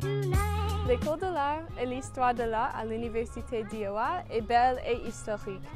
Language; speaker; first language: French; non-native, learner; English